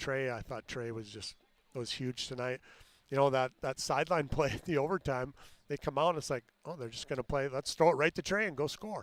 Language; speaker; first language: English; native; English